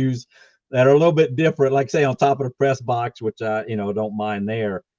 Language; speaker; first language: English; native; English